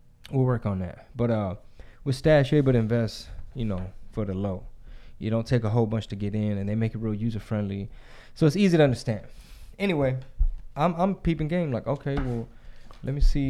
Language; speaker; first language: English; early bilingual, other home language; Spanish